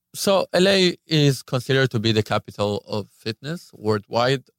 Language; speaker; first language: English; non-native, fluent; Hebrew